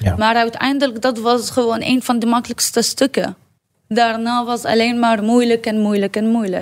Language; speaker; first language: Dutch; non-native, learner; Arabic